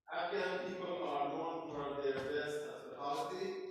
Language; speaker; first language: English; non-native, local second language; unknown